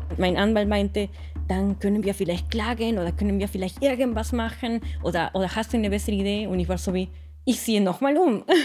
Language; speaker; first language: German; non-native, fluent; Russian